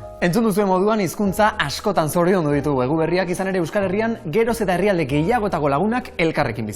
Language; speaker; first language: Basque; native; Basque